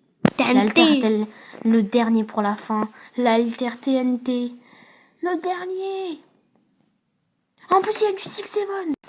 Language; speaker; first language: French; native; French